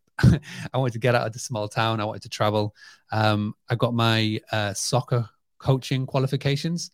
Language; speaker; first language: English; native; English